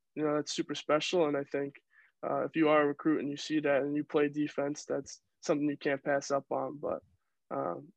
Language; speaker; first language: English; native; English